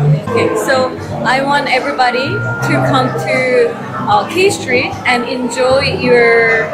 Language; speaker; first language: English; non-native, fluent; Korean